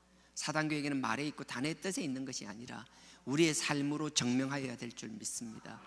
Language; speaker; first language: Korean; native; Korean